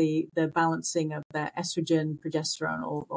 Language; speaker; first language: English; native; English